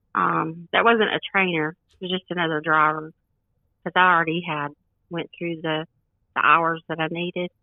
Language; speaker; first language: English; native; English